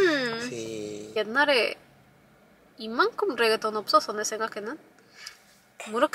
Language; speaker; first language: Korean; non-native, learner; Spanish